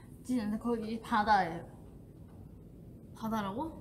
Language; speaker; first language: Korean; non-native, fluent; Chinese